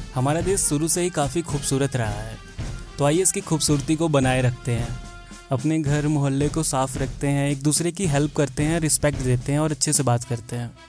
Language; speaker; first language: Hindi; native; Hindi